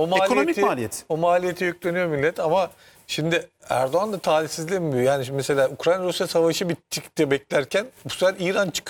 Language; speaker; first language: Turkish; native; Turkish